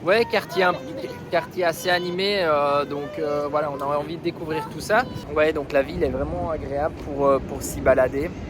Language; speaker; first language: French; native; French